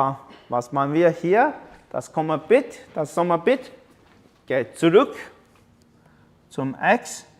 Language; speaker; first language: German; non-native, learner; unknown